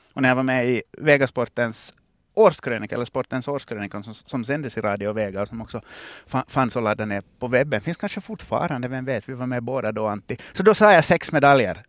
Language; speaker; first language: Swedish; native; Swedish